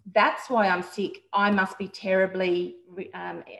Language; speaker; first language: English; native; English